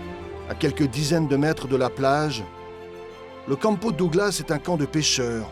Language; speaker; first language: French; native; French